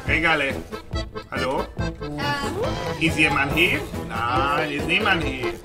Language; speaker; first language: German; non-native, learner; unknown